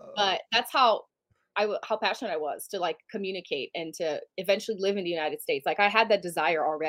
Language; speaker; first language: English; non-native, fluent; Portuguese